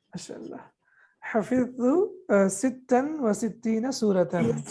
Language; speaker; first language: Arabic; non-native, fluent; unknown